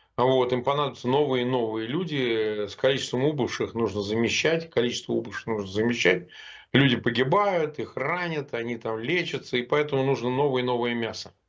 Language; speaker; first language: Russian; native; Russian